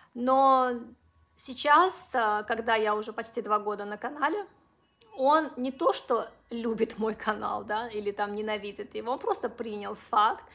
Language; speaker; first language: Russian; non-native, local second language; Uzbek